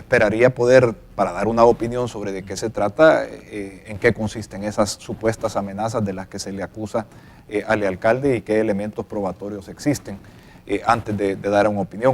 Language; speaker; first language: Spanish; native; Spanish